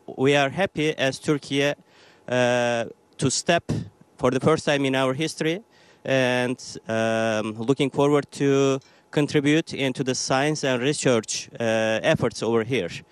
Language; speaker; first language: English; non-native, fluent; Turkish